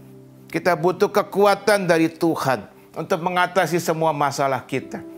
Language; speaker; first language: Indonesian; native; Indonesian